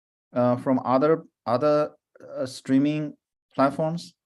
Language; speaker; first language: English; non-native, fluent; Chinese